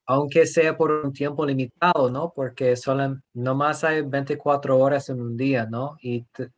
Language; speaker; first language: Spanish; non-native, fluent; English